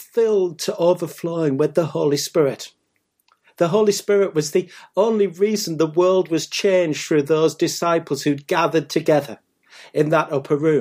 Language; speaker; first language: English; native; English